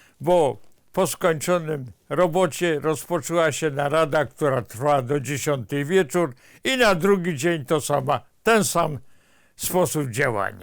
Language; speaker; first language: Polish; native; Polish